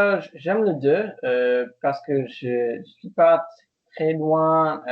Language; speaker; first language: French; non-native, learner; English